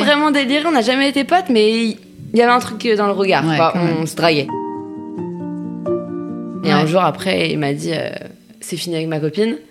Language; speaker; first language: French; native; French